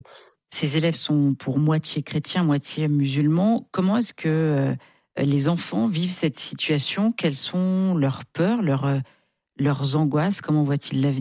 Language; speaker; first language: French; native; French